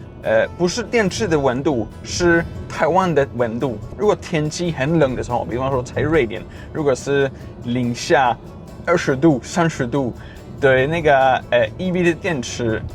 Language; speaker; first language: Chinese; non-native, fluent; Swedish